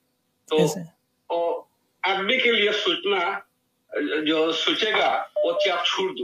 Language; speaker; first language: Hindi; non-native, learner; Bangla